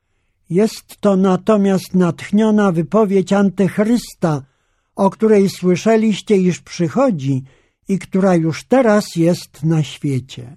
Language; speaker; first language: Polish; native; Polish